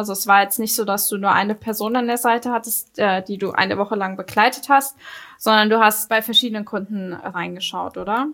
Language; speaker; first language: German; native; German